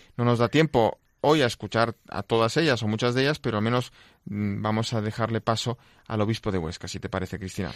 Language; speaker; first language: Spanish; non-native, local second language; Catalan